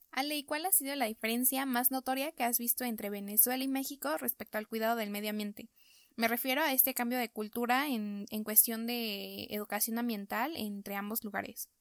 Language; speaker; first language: Spanish; native; Spanish